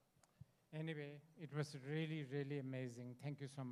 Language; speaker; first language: English; non-native, learner; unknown